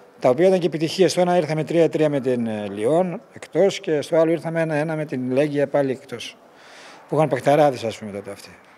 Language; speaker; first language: Greek; native; Greek